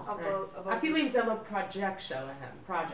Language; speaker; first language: Hebrew; non-native, learner; English